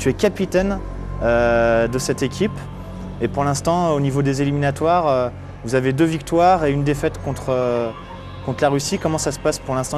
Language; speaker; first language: French; native; French